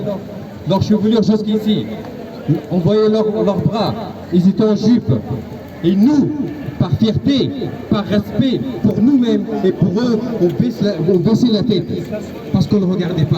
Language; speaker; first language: French; non-native, fluent; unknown